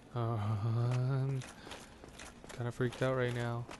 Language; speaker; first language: English; non-native, local second language; Cantonese